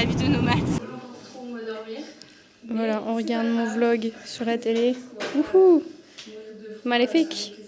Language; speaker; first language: French; native; French